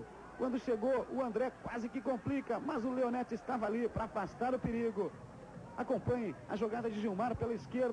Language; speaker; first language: Portuguese; native; Portuguese